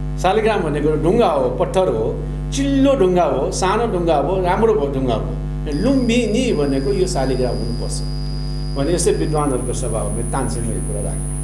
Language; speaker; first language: Nepali; non-native, local second language; Limburgish